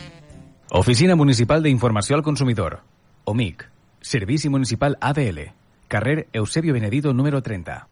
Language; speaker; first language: Catalan; native; Catalan